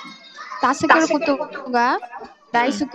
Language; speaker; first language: Japanese; non-native, learner; Bangla